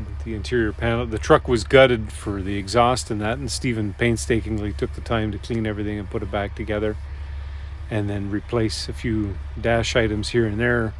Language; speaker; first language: English; native; English